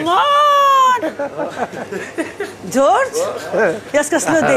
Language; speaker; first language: Swedish; non-native, learner; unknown